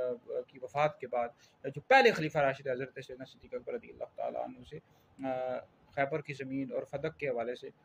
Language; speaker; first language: Urdu; native; Urdu